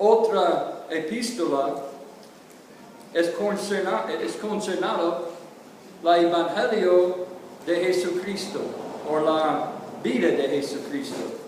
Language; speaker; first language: Spanish; non-native, learner; English